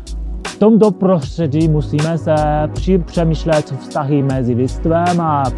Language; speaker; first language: Czech; non-native, learner; Chinese